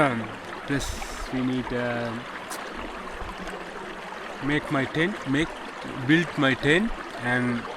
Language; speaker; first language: English; non-native, learner; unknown